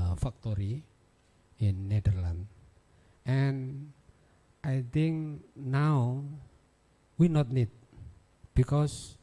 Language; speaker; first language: English; non-native, learner; Indonesian